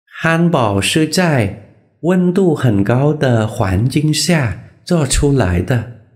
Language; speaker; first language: Chinese; non-native, fluent; Vietnamese